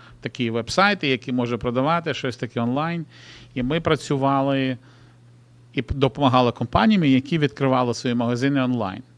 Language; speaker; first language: Ukrainian; non-native, local second language; Russian